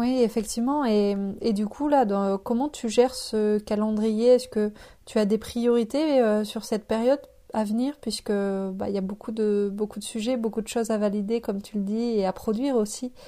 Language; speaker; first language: French; native; French